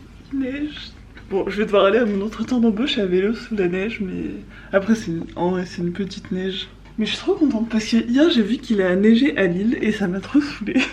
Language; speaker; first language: French; native; French